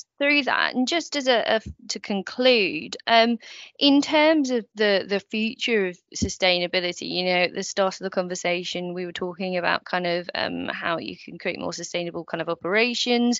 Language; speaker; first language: English; native; English